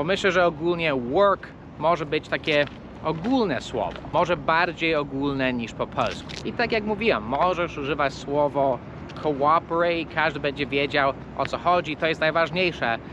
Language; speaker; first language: Polish; non-native, fluent; English